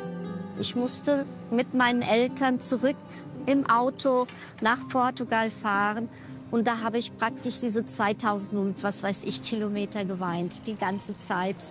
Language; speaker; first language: German; early bilingual, other home language; Portuguese